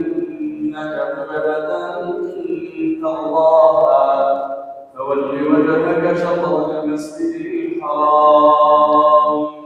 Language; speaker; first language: Arabic; native; Arabic